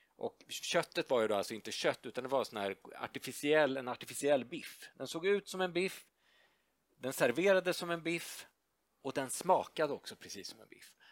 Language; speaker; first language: Swedish; native; Swedish